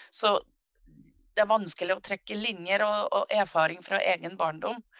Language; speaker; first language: Norwegian; non-native, fluent; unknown